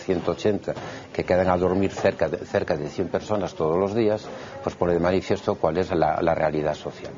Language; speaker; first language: Spanish; native; Spanish